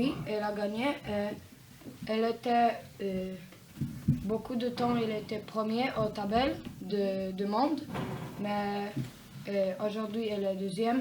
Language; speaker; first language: French; non-native, learner; Polish